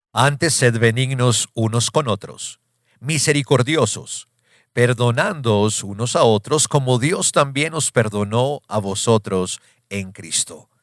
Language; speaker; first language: Spanish; native; Spanish